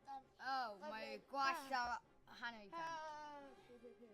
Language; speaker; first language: Welsh; non-native, local second language; English